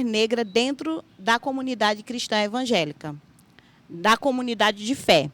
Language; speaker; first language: Portuguese; native; Portuguese